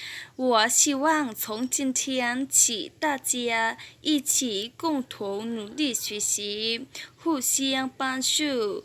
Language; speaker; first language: Chinese; non-native, learner; Hmong